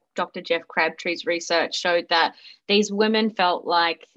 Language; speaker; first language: English; native; English